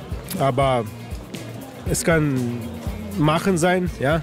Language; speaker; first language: German; non-native, learner; Slovenian